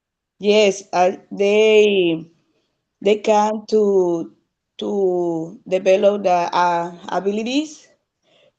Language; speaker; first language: English; non-native, learner; Spanish